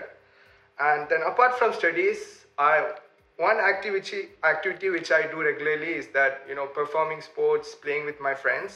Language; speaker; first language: English; non-native, local second language; Tamil